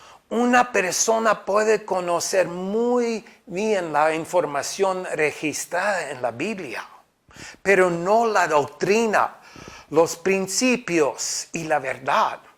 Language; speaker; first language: Spanish; non-native, fluent; English